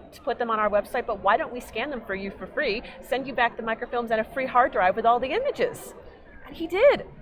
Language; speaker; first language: English; native; English